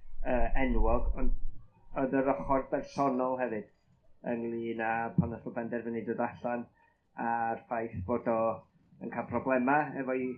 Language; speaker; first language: Welsh; native; Welsh